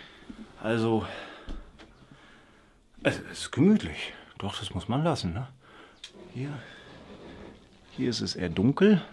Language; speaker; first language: German; native; German